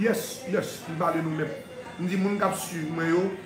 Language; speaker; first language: French; native; French